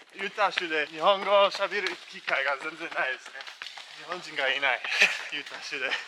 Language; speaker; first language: Japanese; non-native, fluent; English